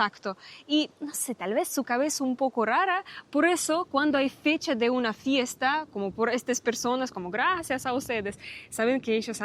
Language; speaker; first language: Spanish; non-native, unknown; Russian